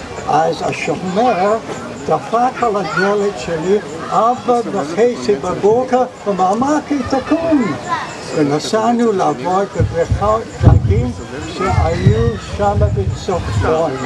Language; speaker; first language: Hebrew; non-native, fluent; English